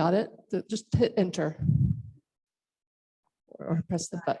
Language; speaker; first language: English; native; English